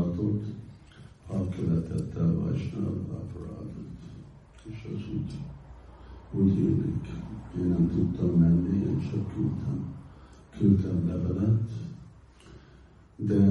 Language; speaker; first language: Hungarian; non-native, learner; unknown